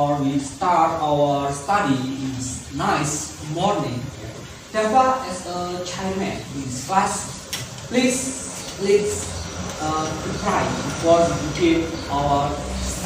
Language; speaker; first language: English; non-native, learner; Indonesian